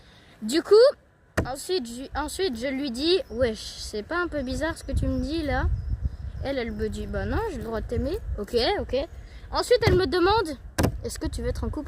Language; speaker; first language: French; native; French